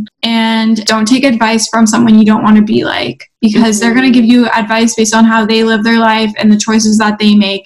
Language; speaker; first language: English; native; English